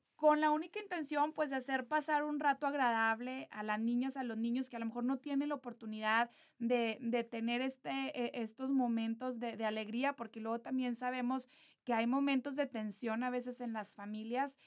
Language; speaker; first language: Spanish; native; Spanish